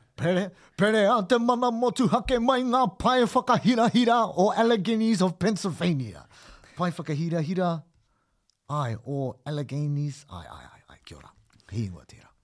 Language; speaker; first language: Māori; non-native, local second language; English